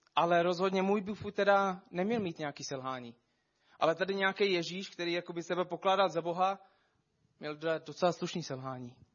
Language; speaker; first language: Czech; non-native, fluent; Arabic